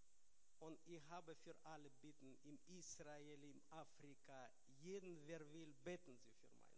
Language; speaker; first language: German; non-native, learner; Russian